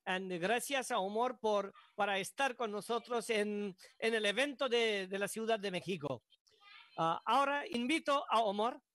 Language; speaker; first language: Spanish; non-native, learner; Bangla